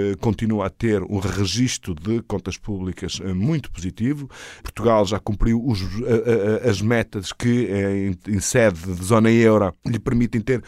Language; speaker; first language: Portuguese; native; Portuguese